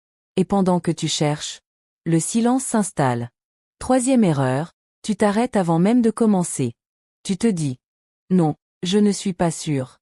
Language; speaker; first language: French; native; French